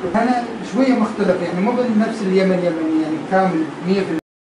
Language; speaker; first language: Arabic; early bilingual, heritage; Arabic